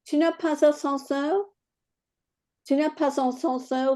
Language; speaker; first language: French; non-native, learner; English